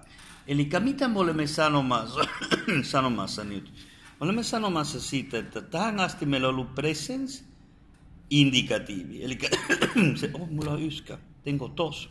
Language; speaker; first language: Finnish; non-native, fluent; Spanish